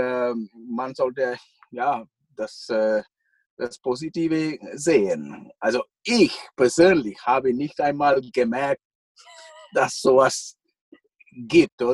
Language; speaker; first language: German; non-native, fluent; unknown